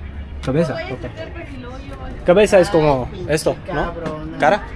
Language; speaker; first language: Spanish; non-native, learner; English